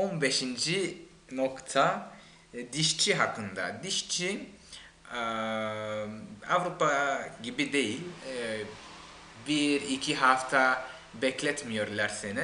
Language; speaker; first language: Turkish; non-native, fluent; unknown